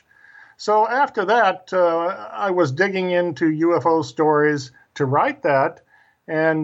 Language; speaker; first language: English; native; English